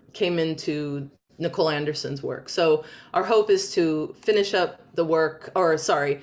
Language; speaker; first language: English; native; English